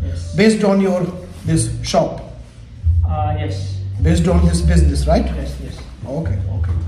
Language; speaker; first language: English; non-native, local second language; Hindi